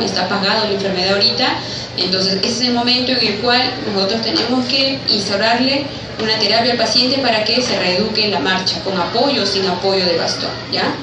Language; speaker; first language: Spanish; native; Spanish